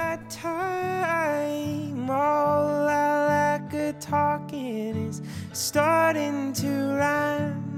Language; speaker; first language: English; native; English